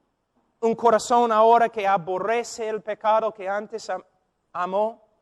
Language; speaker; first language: Spanish; non-native, fluent; English